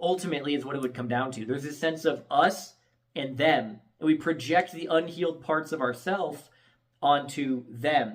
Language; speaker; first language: English; native; English